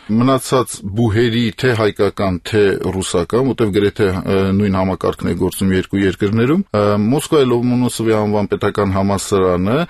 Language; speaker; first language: Armenian; native; Armenian